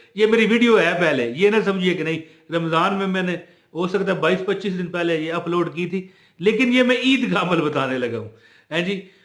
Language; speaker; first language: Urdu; non-native, local second language; Punjabi